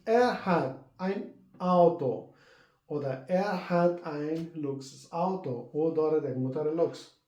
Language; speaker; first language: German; non-native, learner; Persian